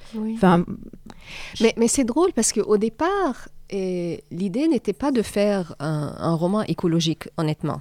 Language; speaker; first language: French; non-native, fluent; Arabic